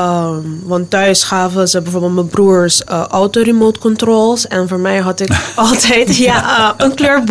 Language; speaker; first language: Dutch; non-native, local second language; Papiamento